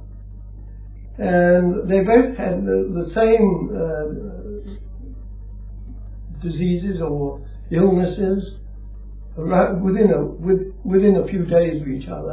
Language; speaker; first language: English; native; English